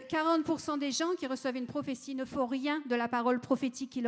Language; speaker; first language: French; native; French